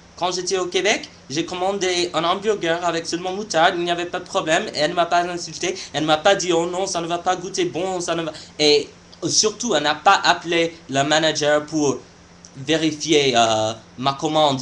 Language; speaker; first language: French; non-native, fluent; English